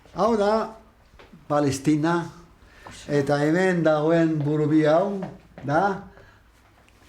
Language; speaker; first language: Basque; non-native, learner; Arabic